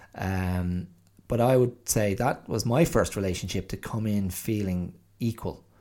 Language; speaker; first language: English; native; English